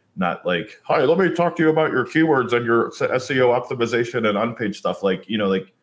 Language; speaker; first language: English; native; English